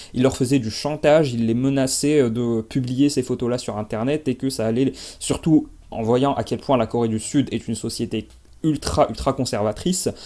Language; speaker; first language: French; non-native, local second language; Arabic